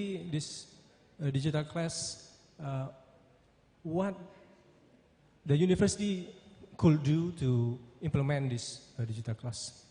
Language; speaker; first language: English; non-native, learner; Indonesian